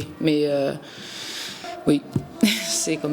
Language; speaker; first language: French; non-native, learner; Danish